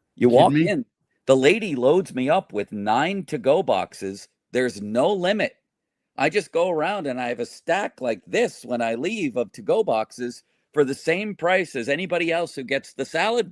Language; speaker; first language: English; native; English